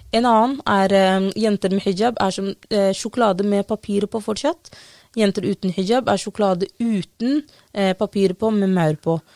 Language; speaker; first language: Norwegian; non-native, fluent; Somali